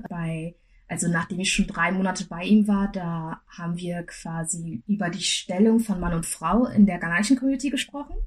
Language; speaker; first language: German; early bilingual, other home language; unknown